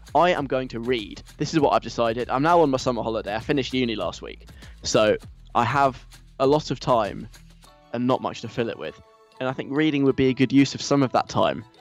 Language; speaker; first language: English; native; English